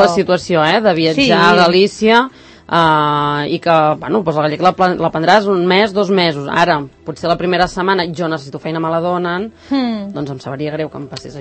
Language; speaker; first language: Catalan; native; Catalan